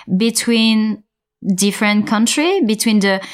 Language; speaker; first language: English; non-native, fluent; French